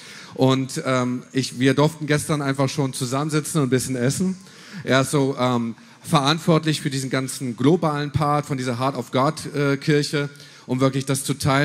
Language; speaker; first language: German; native; German